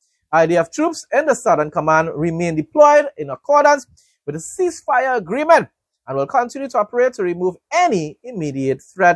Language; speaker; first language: English; native; English